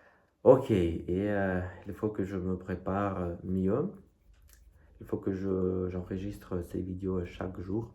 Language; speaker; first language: French; non-native, fluent; Russian